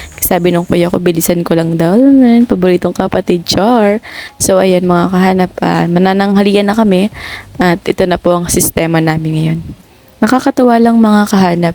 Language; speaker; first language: Filipino; non-native, local second language; Bikol